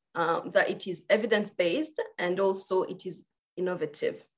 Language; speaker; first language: English; non-native, local second language; Kinyarwanda